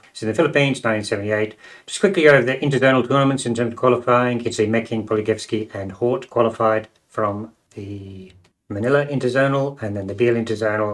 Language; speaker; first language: English; native; English